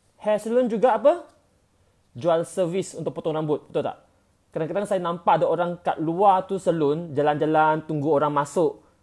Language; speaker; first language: Malay; non-native, local second language; Chinese